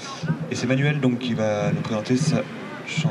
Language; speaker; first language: French; native; French